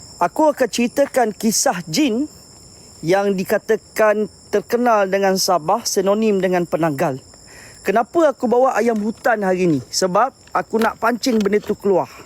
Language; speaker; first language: Malay; native; Malay